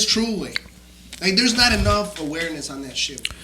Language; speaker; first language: English; early bilingual, other home language; Spanish